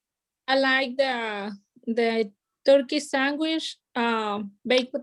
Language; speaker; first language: English; non-native, learner; Spanish